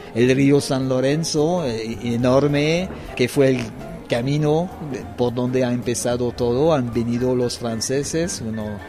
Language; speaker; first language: Spanish; non-native, fluent; French